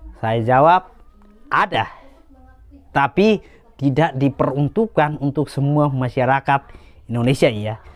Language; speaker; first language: Indonesian; native; Indonesian